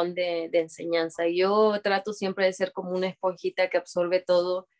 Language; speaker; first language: Spanish; native; Spanish